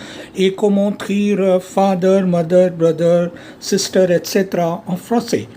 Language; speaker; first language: French; non-native, learner; Hindi